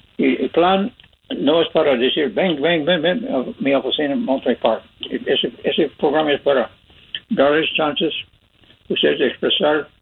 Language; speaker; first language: Spanish; non-native, learner; English